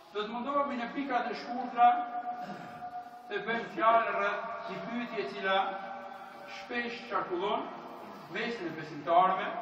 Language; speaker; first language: Albanian; native; Albanian